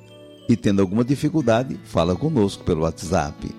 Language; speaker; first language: Portuguese; native; Portuguese